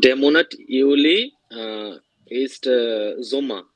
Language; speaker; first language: German; non-native, learner; Bangla